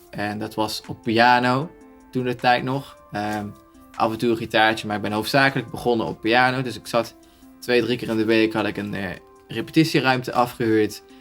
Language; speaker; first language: Dutch; native; Dutch